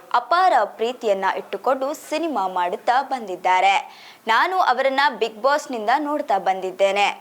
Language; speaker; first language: Kannada; native; Kannada